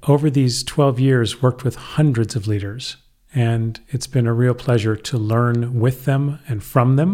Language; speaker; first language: English; native; English